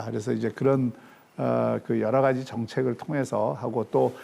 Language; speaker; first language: Korean; native; Korean